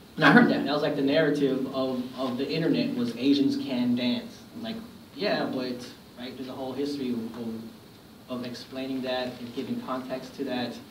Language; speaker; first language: English; native; English